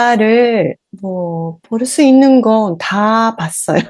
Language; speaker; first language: Korean; non-native, fluent; Japanese